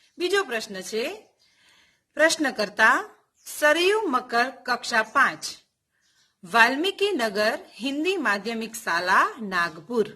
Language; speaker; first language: Gujarati; native; Gujarati